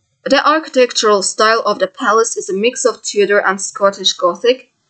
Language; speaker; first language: English; non-native, fluent; Azerbaijani